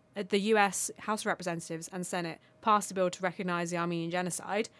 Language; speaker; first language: English; non-native, local second language; Armenian